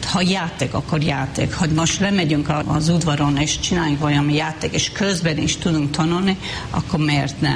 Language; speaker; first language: Hungarian; non-native, fluent; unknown